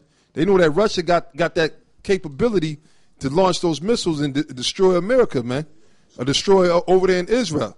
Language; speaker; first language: English; native; English